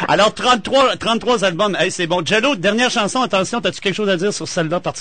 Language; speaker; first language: French; native; French